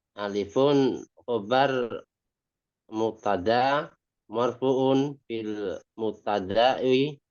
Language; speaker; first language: Arabic; non-native, learner; Indonesian